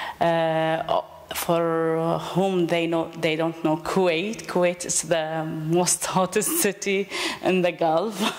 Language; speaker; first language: English; non-native, learner; Arabic